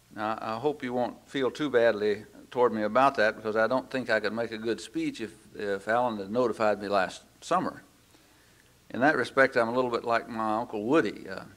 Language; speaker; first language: English; native; English